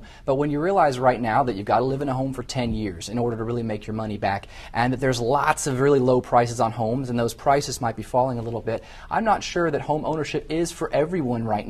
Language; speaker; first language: English; native; English